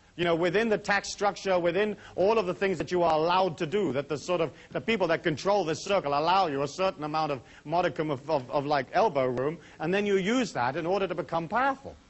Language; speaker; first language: English; native; English